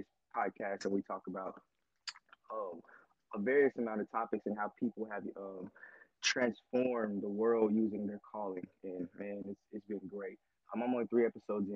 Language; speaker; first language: English; native; English